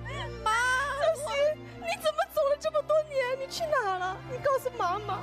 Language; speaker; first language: Chinese; native; Chinese